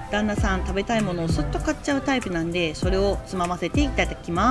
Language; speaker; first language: Japanese; native; Japanese